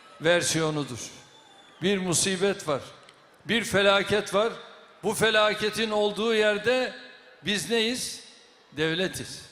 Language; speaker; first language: Turkish; native; Turkish